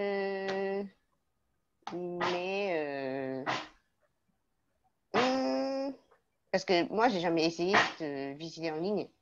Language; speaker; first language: French; non-native, learner; Chinese